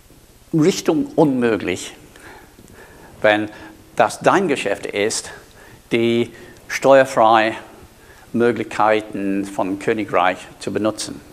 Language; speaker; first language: German; non-native, fluent; English